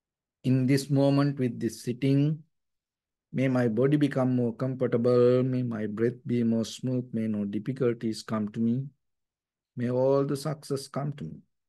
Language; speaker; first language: English; non-native, fluent; Sinhala